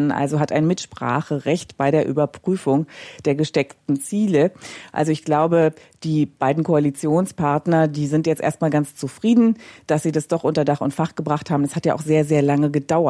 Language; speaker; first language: German; native; German